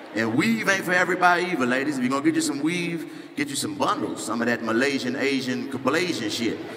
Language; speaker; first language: English; native; English